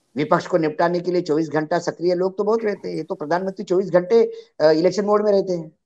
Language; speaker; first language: Hindi; native; Hindi